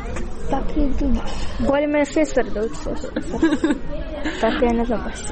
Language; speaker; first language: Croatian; non-native, learner; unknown